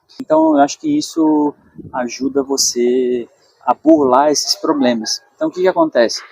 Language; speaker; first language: Portuguese; native; Portuguese